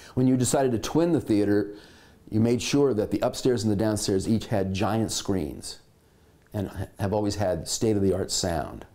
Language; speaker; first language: English; native; English